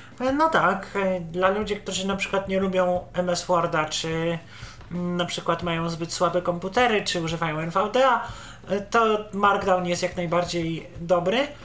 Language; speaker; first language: Polish; native; Polish